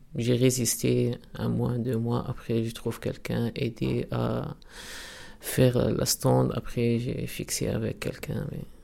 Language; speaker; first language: French; non-native, local second language; Arabic